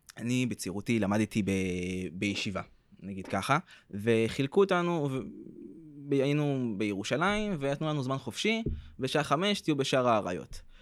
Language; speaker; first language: Hebrew; early bilingual, other home language; French